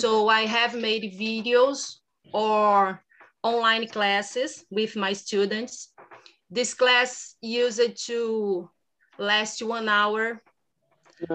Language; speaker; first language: English; non-native, learner; Portuguese